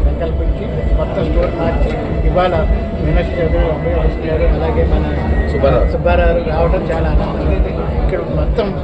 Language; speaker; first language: Telugu; native; Telugu